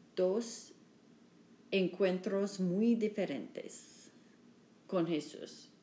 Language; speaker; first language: Spanish; non-native, learner; English